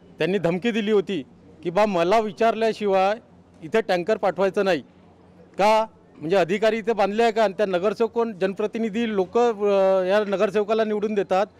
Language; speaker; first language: Marathi; native; Marathi